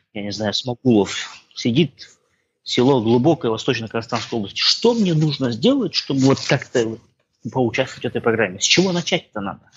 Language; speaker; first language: Russian; non-native, local second language; Kazakh